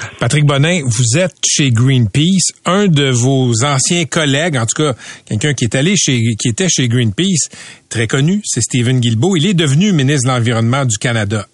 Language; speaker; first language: French; native; French